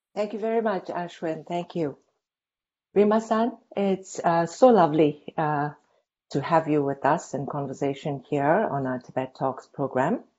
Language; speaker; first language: English; non-native, local second language; Tibetan